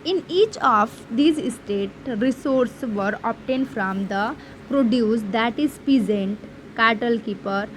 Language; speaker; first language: English; non-native, local second language; Hindi